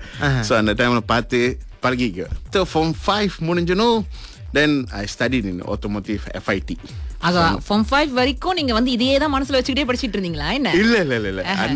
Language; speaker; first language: Tamil; early bilingual, heritage; Tamil